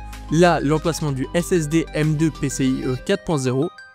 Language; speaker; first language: French; native; French